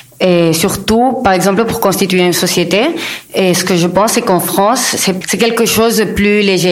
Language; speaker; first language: French; non-native, local second language; Spanish